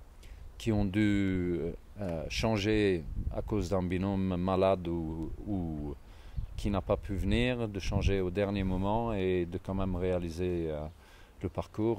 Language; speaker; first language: French; non-native, fluent; Swedish